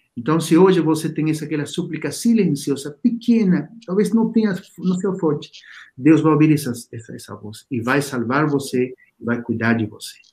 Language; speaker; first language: Portuguese; non-native, fluent; Spanish